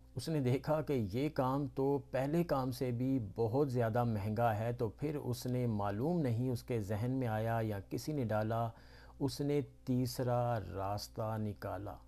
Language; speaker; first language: Urdu; native; Urdu